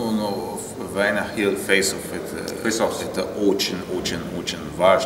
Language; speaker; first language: Russian; non-native, learner; French